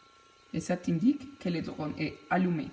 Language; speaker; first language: French; non-native, learner; Spanish